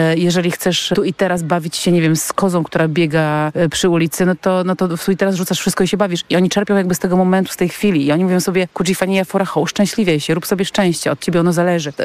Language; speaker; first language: Polish; native; Polish